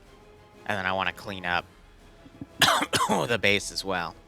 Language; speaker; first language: English; native; English